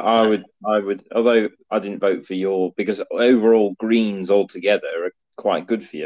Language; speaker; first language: English; native; English